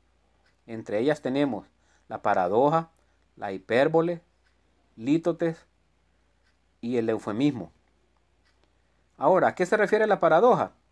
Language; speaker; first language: Spanish; native; Spanish